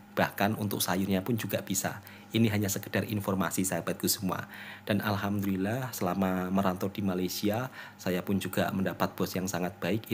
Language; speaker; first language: Indonesian; native; Indonesian